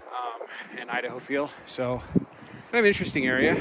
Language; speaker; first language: English; native; English